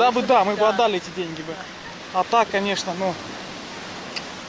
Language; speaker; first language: Russian; native; Russian